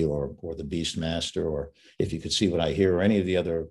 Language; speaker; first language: English; native; English